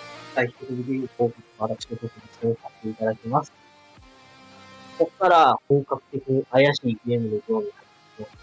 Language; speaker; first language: Japanese; native; Japanese